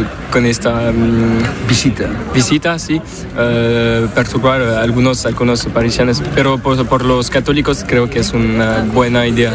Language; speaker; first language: Spanish; non-native, learner; French